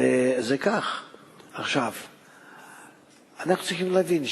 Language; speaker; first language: Hebrew; non-native, fluent; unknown